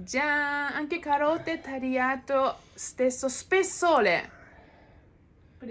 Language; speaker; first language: Italian; non-native, learner; Japanese